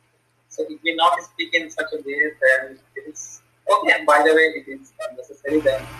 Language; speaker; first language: English; non-native, learner; Hindi